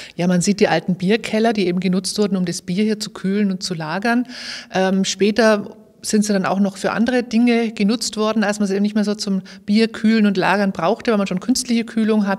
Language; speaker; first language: German; native; German